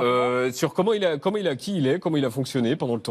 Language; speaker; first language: French; native; French